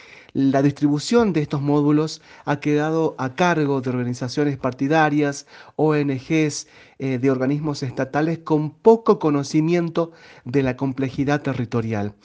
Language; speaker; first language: Spanish; native; Spanish